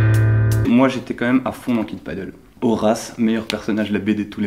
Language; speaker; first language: French; native; French